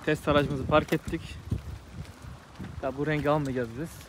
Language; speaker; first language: Turkish; native; Turkish